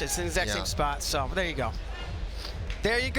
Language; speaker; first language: English; native; English